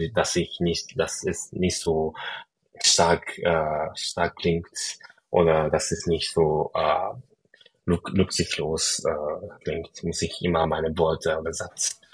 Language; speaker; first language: German; non-native, fluent; Japanese